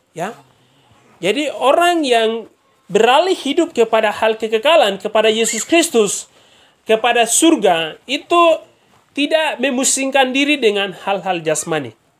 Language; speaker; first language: Indonesian; native; Indonesian